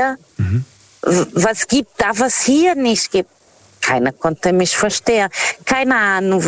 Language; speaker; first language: German; non-native, fluent; Portuguese